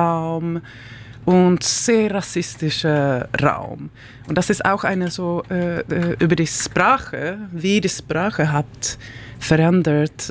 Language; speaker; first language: German; non-native, learner; Swedish